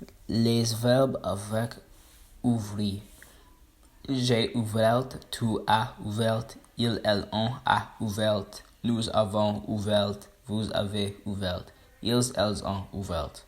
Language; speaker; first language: French; non-native, learner; English